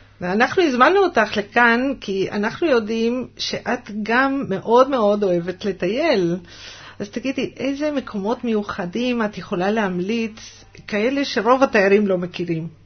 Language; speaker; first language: Hebrew; non-native, fluent; Spanish